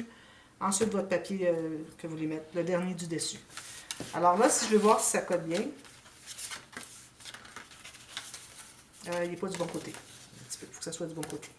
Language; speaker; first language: French; native; French